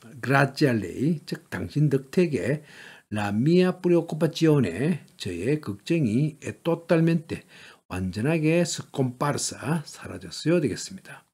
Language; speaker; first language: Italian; non-native, learner; Korean